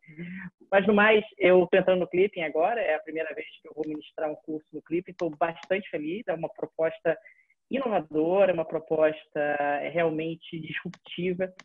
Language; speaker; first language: Portuguese; native; Portuguese